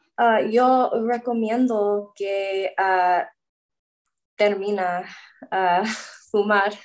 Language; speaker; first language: Spanish; non-native, learner; English